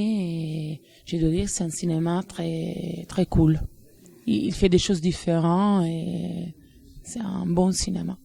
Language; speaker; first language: French; non-native, fluent; Italian